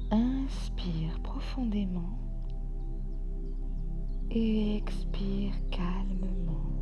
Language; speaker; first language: French; native; French